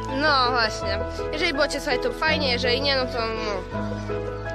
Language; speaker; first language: Polish; native; Polish